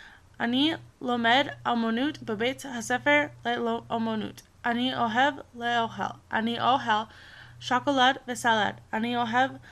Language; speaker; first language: Hebrew; non-native, learner; English